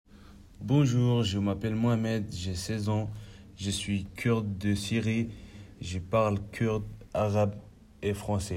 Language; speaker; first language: French; non-native, learner; Kurdish